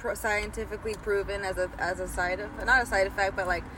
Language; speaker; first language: English; early bilingual, other home language; Spanish